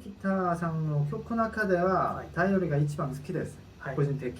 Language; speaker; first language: Japanese; non-native, learner; Korean